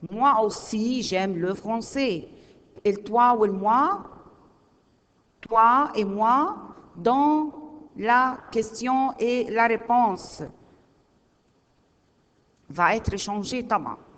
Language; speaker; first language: French; non-native, learner; Arabic